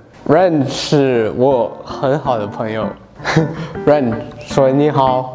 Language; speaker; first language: Chinese; non-native, learner; English